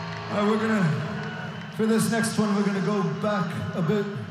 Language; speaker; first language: English; native; English